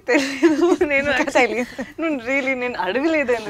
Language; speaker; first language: Telugu; non-native, learner; Tamil